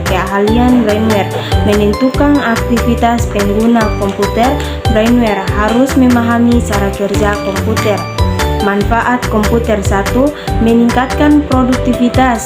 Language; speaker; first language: Indonesian; native; Indonesian